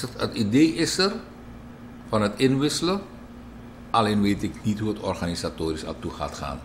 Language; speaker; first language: Dutch; native; Dutch